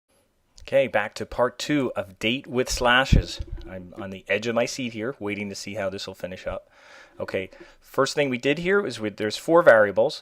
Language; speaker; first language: English; native; English